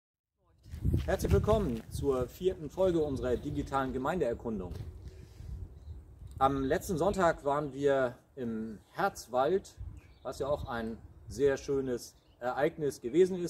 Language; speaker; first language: German; native; German